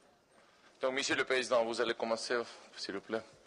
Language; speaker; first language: French; non-native, learner; Georgian